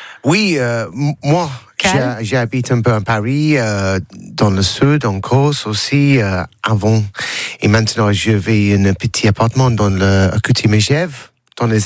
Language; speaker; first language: French; non-native, learner; English